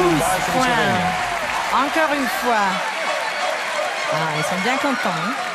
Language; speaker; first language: French; non-native, fluent; Swedish